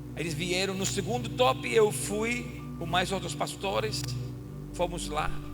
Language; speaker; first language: Portuguese; non-native, fluent; Spanish